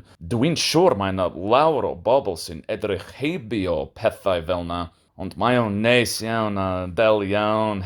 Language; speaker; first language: Welsh; non-native, learner; English